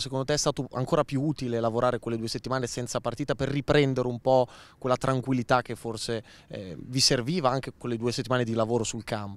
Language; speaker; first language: Italian; native; Italian